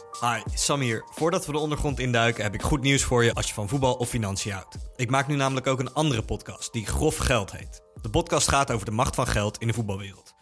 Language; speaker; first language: Dutch; native; Dutch